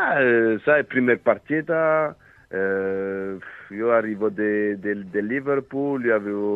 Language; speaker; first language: Italian; non-native, fluent; French